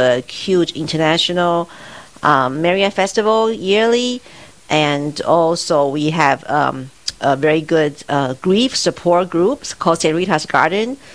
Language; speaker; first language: English; non-native, fluent; Chinese